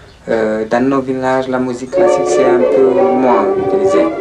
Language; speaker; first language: French; non-native, learner; Romanian